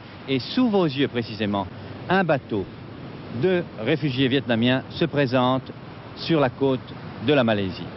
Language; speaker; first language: French; native; French